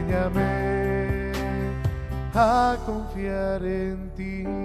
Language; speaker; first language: Spanish; native; Spanish